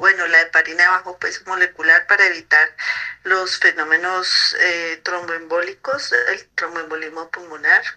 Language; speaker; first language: Spanish; native; Spanish